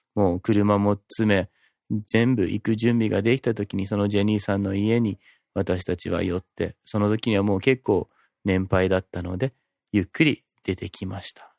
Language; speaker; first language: Japanese; non-native, fluent; English